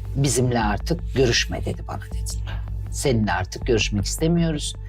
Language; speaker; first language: Turkish; native; Turkish